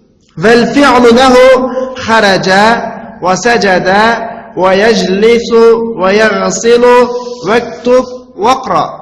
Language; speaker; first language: Arabic; non-native, fluent; Uzbek